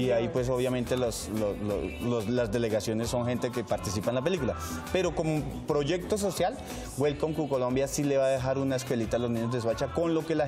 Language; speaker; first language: Spanish; native; Spanish